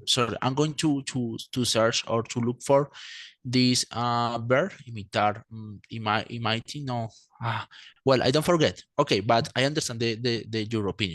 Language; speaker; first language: English; non-native, fluent; Spanish